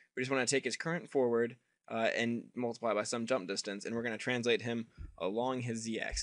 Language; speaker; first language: English; native; English